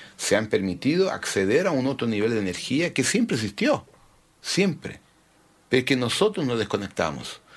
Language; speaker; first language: Spanish; early bilingual, heritage; Spanish